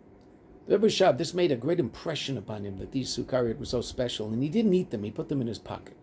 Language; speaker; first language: English; native; English